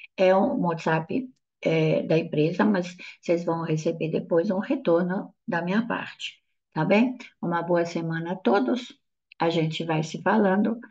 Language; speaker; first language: Portuguese; non-native, fluent; Italian